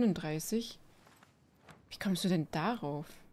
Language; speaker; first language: German; native; German